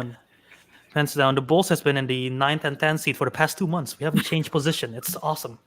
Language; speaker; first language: English; native; English